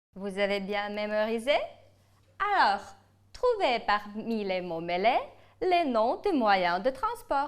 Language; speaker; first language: French; non-native, fluent; Ukrainian